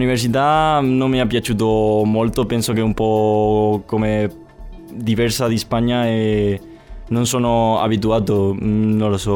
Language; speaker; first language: Italian; non-native, learner; Spanish